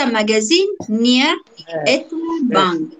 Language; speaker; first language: Russian; non-native, learner; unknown